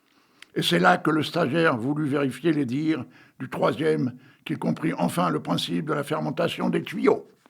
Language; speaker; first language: French; native; French